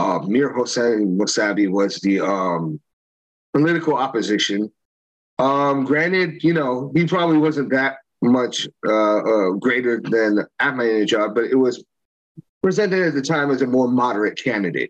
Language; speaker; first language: English; native; English